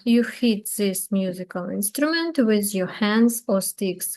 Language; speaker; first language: English; non-native, fluent; Ukrainian